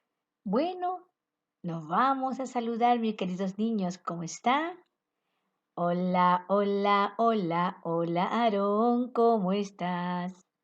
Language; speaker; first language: Spanish; native; Spanish